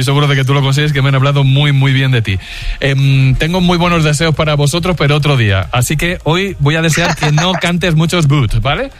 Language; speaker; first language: Spanish; native; Spanish